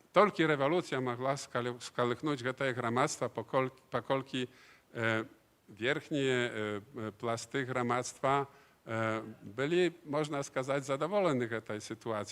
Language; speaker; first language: Polish; non-native, learner; Belarusian